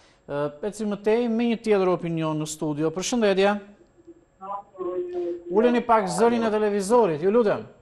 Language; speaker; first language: Albanian; native; Albanian